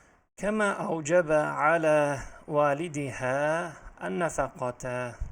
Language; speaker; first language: Arabic; non-native, fluent; Uzbek